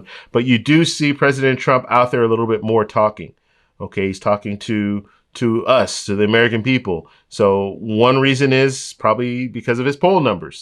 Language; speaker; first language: English; native; English